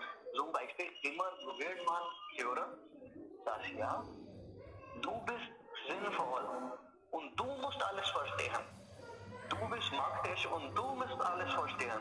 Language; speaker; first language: German; non-native, learner; Hindi